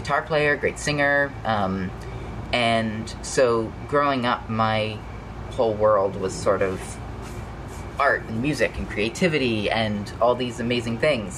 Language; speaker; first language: English; native; English